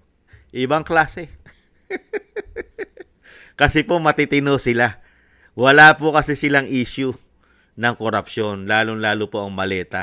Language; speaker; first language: Filipino; native; Filipino